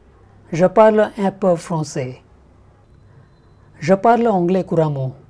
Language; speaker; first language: French; non-native, learner; Gujarati